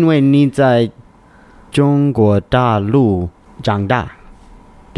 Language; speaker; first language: Chinese; non-native, learner; English